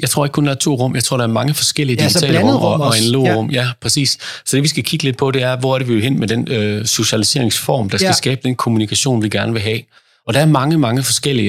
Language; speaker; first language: Danish; native; Danish